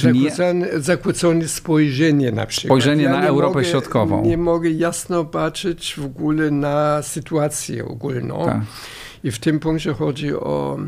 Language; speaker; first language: Polish; non-native, fluent; German